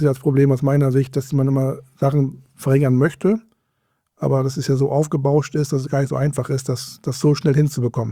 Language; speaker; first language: German; native; German